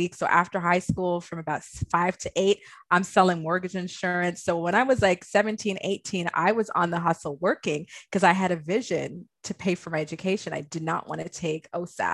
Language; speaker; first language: English; native; English